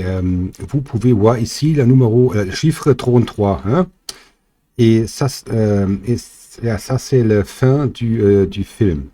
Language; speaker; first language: French; non-native, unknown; German